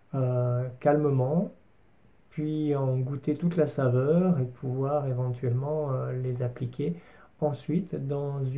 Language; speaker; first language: French; native; French